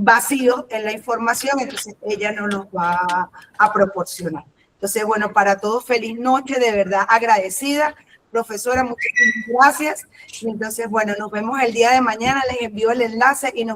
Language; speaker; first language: Spanish; native; Spanish